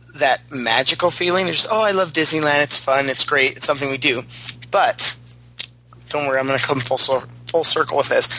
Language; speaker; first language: English; native; English